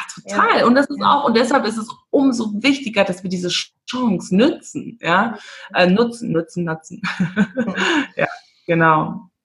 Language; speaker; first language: German; early bilingual, heritage; German